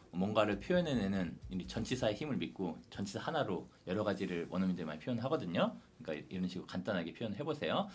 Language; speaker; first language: Korean; native; Korean